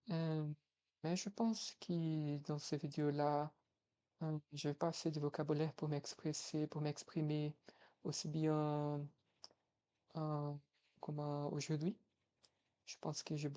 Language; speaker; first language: French; non-native, fluent; Portuguese